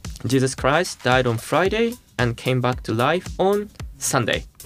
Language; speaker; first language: English; non-native, fluent; Japanese